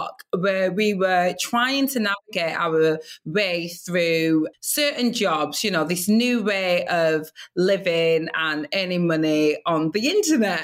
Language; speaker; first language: English; native; English